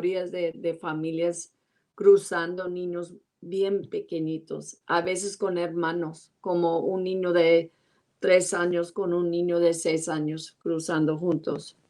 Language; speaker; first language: Spanish; non-native, learner; English